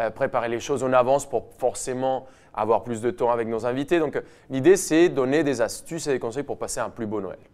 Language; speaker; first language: French; non-native, fluent; Spanish